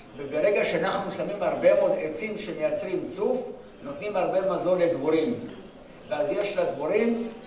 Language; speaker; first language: Hebrew; native; Hebrew